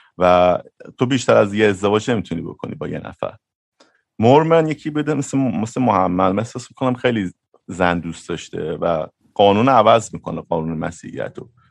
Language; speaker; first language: Persian; native; Persian